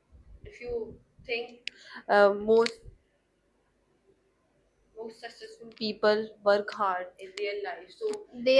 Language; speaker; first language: English; non-native, learner; Hindi